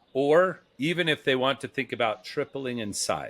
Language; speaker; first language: English; native; English